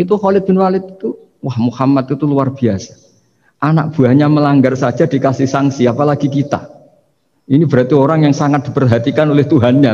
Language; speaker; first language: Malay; non-native, local second language; Javanese